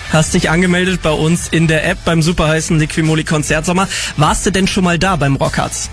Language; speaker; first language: German; native; German